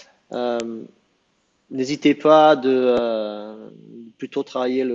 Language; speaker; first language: French; native; French